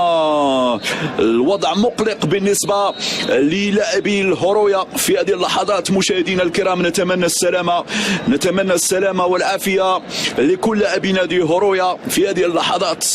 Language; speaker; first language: Arabic; native; Arabic